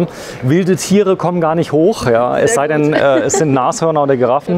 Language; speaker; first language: German; native; German